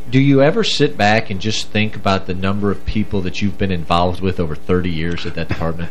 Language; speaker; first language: English; native; English